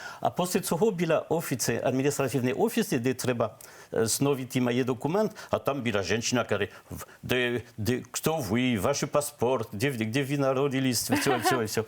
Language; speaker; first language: Ukrainian; non-native, learner; French